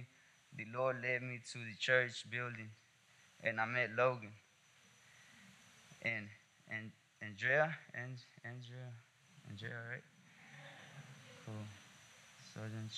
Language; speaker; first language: English; native; English